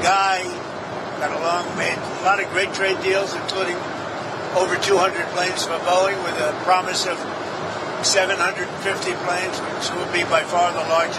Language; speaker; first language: English; native; English